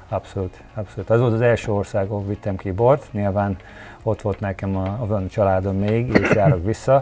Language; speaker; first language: Hungarian; early bilingual, heritage; Hungarian